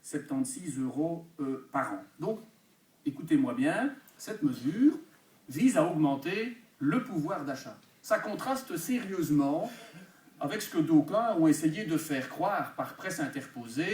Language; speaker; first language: French; native; French